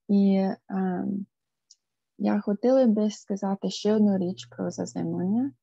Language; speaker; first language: Ukrainian; non-native, fluent; English